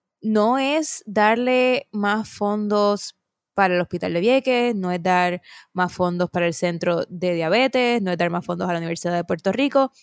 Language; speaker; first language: Spanish; native; Spanish